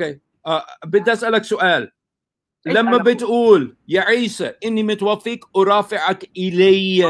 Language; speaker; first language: Arabic; early bilingual, heritage; Arabic